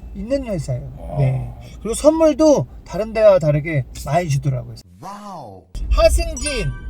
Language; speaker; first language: Korean; native; Korean